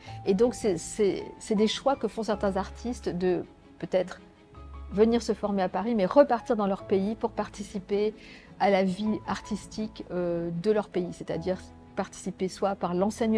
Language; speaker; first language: French; native; French